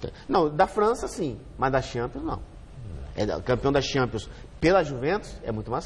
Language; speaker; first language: Portuguese; native; Portuguese